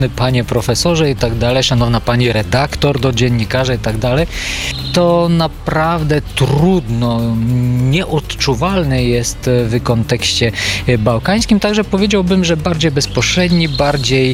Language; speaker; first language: Polish; non-native, fluent; Bulgarian